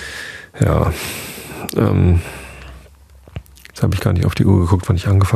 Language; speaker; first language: German; native; German